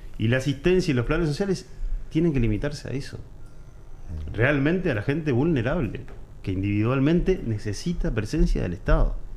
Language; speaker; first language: Spanish; native; Spanish